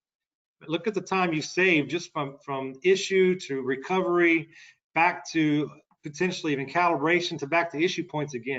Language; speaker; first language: English; native; English